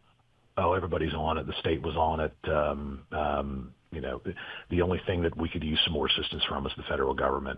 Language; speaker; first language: English; native; English